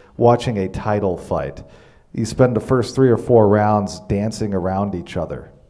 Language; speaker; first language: English; native; English